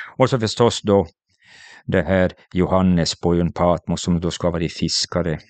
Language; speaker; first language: Swedish; native; Swedish